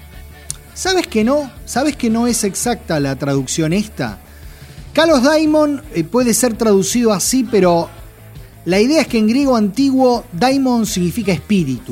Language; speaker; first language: Spanish; native; Spanish